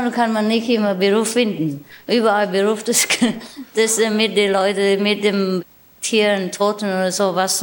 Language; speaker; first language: German; non-native, learner; Vietnamese